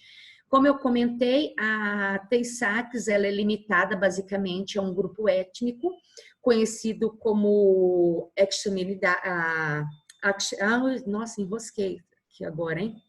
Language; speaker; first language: Portuguese; native; Portuguese